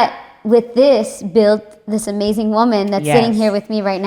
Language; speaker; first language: English; native; English